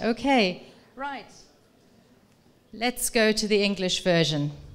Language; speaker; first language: English; non-native, local second language; Dutch